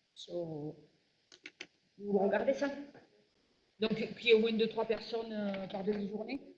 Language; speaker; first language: French; native; French